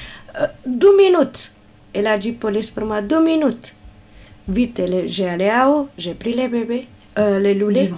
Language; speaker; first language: French; non-native, learner; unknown